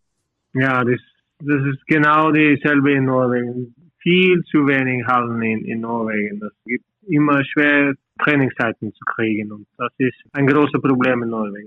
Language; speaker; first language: German; non-native, fluent; Norwegian